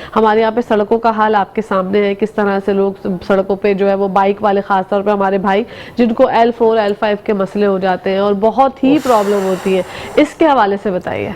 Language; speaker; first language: Urdu; native; Urdu